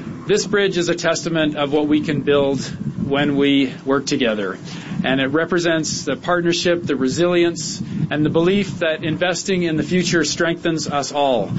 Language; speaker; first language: English; native; English